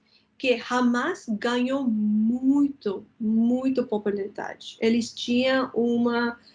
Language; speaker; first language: Portuguese; non-native, fluent; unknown